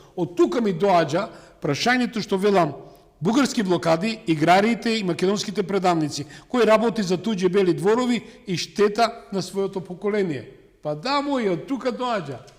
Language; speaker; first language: Macedonian; native; Macedonian